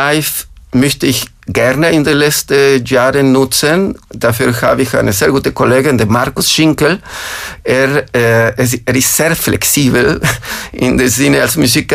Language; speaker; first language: German; non-native, fluent; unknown